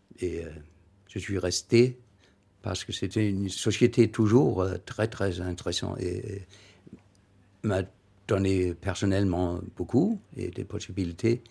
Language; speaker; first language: French; non-native, learner; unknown